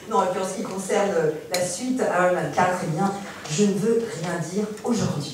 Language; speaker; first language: French; native; French